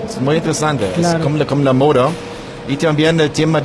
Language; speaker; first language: Spanish; non-native, learner; German